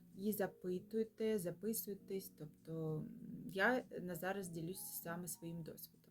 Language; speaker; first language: Ukrainian; non-native, local second language; Russian